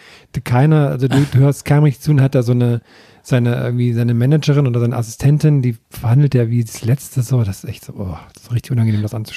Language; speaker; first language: German; native; German